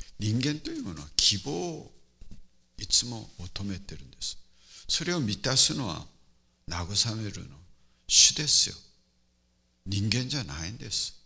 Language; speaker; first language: Japanese; non-native, fluent; Korean